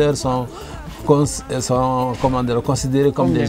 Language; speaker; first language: French; non-native, local second language; Bambara